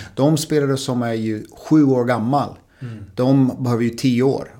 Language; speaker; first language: Swedish; non-native, fluent; English